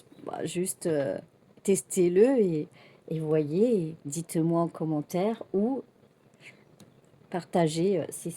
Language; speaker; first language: French; native; French